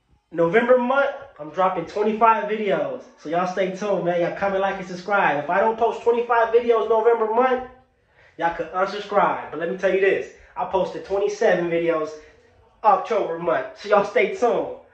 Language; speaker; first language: English; early bilingual, other home language; Spanish